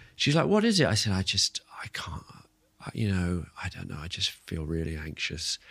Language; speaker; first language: English; native; English